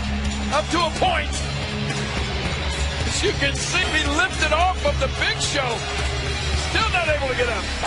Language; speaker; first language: English; native; English